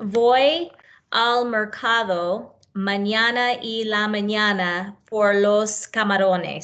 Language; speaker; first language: Spanish; non-native, learner; English